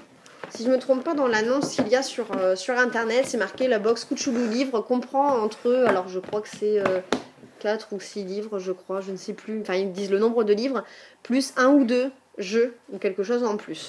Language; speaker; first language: French; native; French